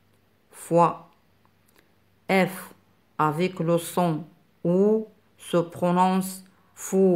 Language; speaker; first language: French; non-native, fluent; Arabic